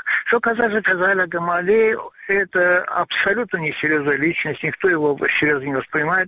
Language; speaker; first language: Russian; non-native, local second language; Azerbaijani